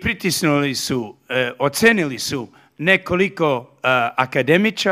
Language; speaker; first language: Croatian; early bilingual, heritage; Serbian